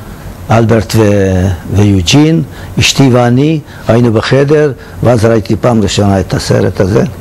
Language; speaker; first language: Hebrew; non-native, fluent; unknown